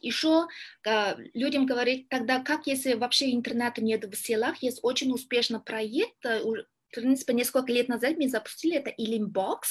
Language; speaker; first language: Russian; non-native, learner; Kyrgyz